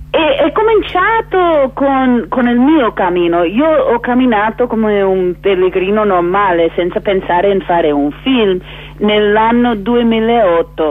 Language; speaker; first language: Italian; non-native, fluent; English